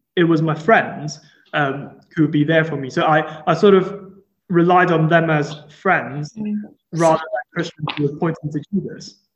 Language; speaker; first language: English; non-native, local second language; Cantonese